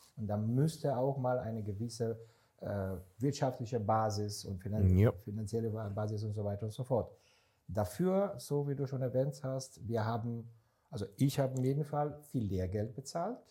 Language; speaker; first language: German; non-native, fluent; Hebrew